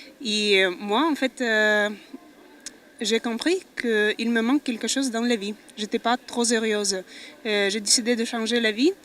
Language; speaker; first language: French; non-native, fluent; Russian